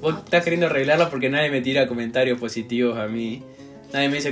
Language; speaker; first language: Spanish; native; Spanish